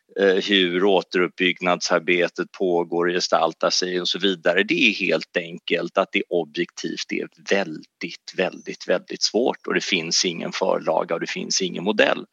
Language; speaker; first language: Swedish; native; Swedish